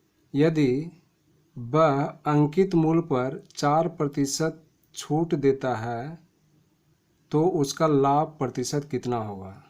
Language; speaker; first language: Hindi; native; Hindi